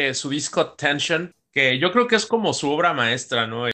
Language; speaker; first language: Spanish; native; Spanish